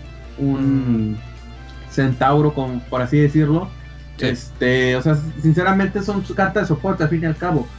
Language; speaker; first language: Spanish; native; Spanish